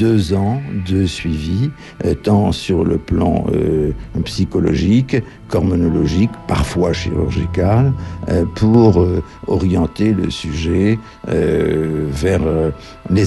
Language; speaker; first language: French; native; French